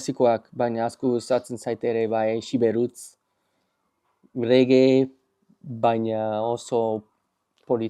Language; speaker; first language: Basque; non-native, learner; English